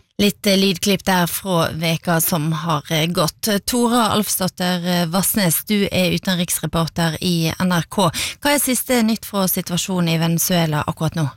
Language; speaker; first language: Norwegian; native; Norwegian